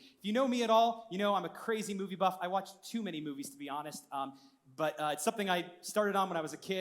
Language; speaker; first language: English; native; English